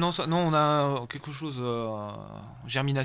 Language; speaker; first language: French; native; French